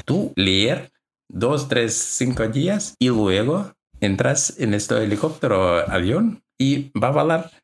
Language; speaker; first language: Spanish; non-native, learner; Russian